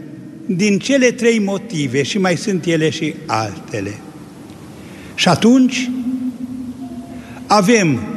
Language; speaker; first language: Romanian; native; Romanian